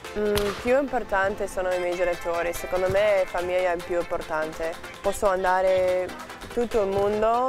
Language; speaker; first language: Italian; non-native, learner; English